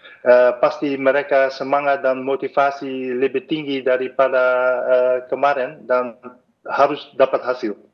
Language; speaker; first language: Indonesian; non-native, fluent; Dutch